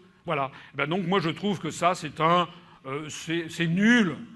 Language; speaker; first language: French; native; French